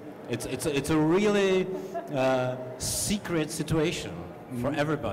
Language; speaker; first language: English; non-native, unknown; Czech